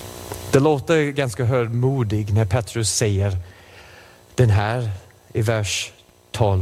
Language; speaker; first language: Swedish; non-native, fluent; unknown